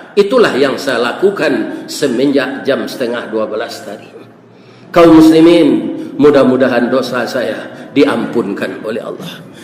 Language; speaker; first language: Malay; non-native, local second language; Minangkabau